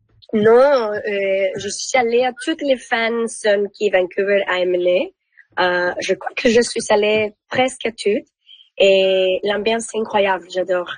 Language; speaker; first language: French; non-native, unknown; Spanish